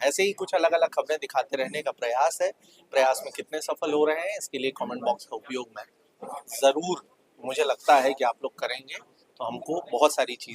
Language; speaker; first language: Hindi; native; Hindi